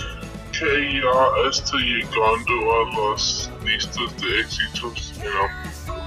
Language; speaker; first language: Spanish; non-native, learner; English